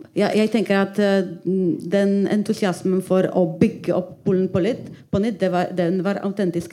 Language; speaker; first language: Norwegian; non-native, fluent; Polish